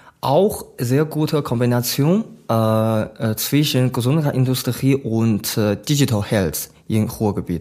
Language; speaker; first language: German; non-native, learner; Chinese